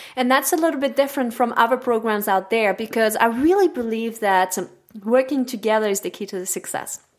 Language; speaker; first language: English; non-native, fluent; French